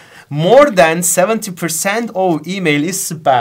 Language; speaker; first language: English; non-native, fluent; Turkish